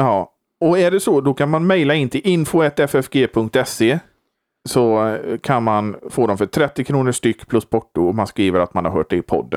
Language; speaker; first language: Swedish; native; Swedish